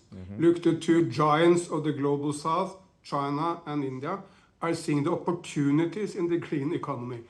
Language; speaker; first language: English; non-native, fluent; Norwegian